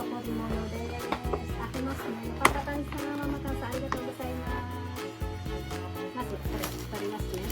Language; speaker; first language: Japanese; non-native, fluent; Filipino